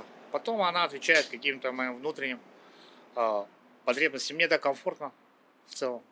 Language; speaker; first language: Russian; native; Russian